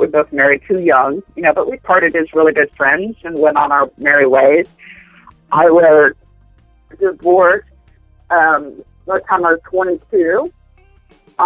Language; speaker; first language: English; native; English